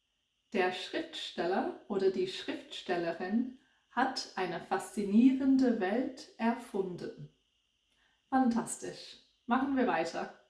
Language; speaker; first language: German; non-native, fluent; English